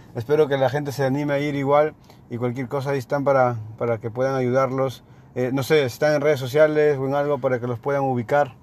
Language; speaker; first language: Spanish; native; Spanish